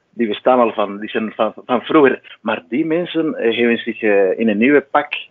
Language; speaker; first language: Dutch; non-native, fluent; Spanish